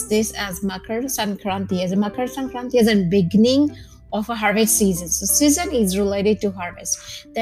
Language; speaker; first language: English; non-native, local second language; Gujarati